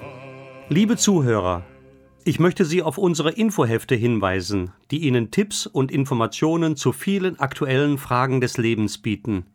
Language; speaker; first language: German; native; German